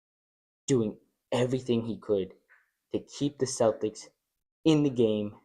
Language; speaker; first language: English; native; English